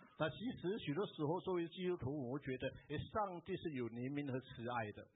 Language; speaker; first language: Chinese; native; Chinese